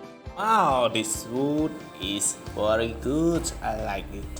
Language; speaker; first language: English; non-native, learner; Khmer